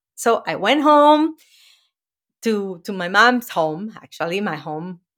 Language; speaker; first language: English; non-native, fluent; Spanish